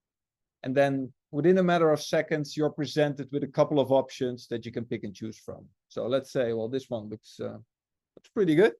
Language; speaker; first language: English; non-native, fluent; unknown